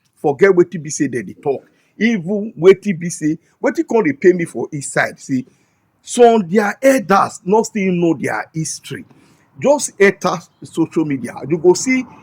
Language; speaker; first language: Nigerian Pidgin; non-native, local second language; Bini